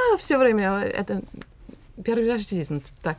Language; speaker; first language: Russian; non-native, learner; English